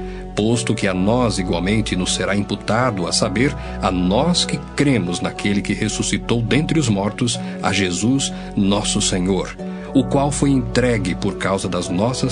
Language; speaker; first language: Portuguese; native; Portuguese